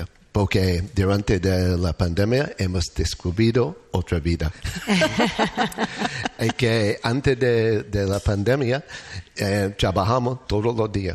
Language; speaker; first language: Spanish; non-native, learner; English